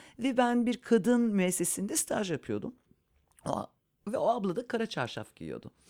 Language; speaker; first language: Turkish; early bilingual, heritage; Turkish